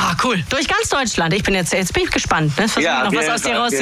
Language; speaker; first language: German; native; German